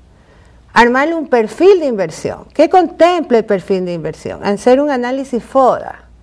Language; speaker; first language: Spanish; native; Spanish